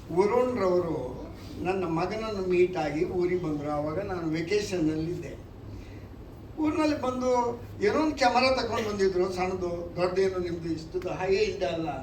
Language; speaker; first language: Kannada; non-native, local second language; Tulu